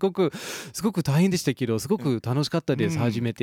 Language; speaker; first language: Japanese; non-native, fluent; English